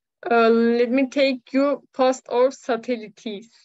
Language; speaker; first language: English; non-native, learner; Turkish